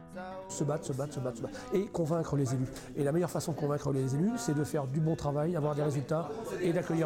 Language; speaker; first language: French; native; French